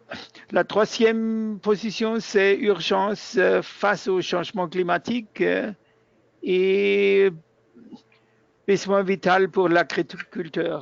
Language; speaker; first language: French; non-native, learner; German